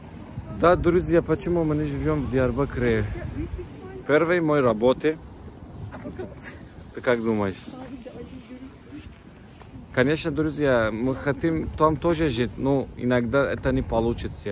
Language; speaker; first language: Russian; non-native, learner; Turkish